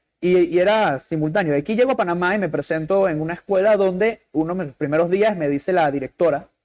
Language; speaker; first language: Spanish; early bilingual, heritage; Spanish